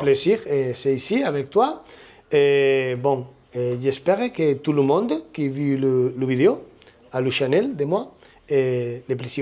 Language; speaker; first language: French; non-native, learner; Spanish